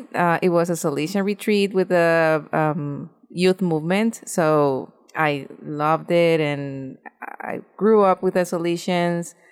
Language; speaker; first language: English; non-native, fluent; Spanish